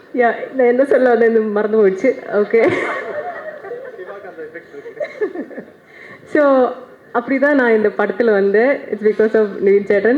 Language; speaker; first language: Tamil; non-native, learner; Malayalam